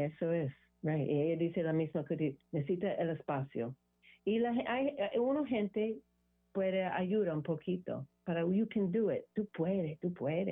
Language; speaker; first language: Spanish; non-native, learner; English